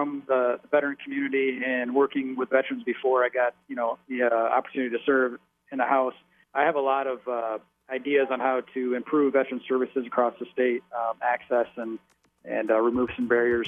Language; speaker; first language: English; native; English